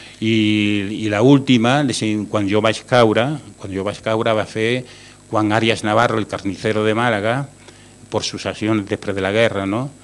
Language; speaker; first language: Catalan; non-native, local second language; Spanish